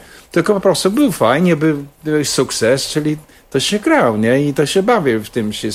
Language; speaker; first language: Polish; non-native, fluent; English